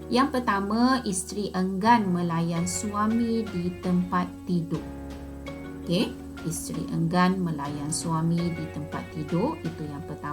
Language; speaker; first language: Malay; native; Malay